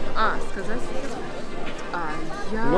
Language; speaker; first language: Russian; non-native, local second language; Chechen